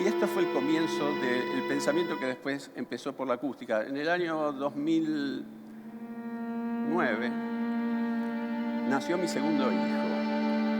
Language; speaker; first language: Spanish; native; Spanish